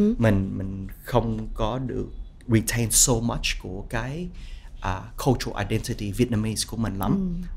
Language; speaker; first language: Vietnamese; early bilingual, heritage; Vietnamese